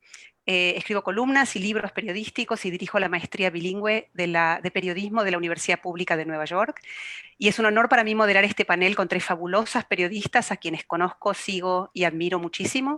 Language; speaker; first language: Spanish; native; Spanish